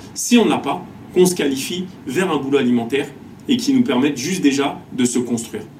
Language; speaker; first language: French; native; French